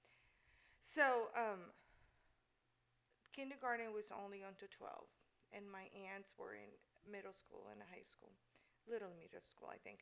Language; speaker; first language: English; non-native, fluent; Spanish